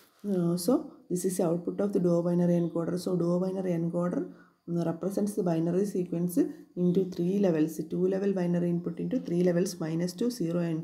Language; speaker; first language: English; non-native, local second language; Malayalam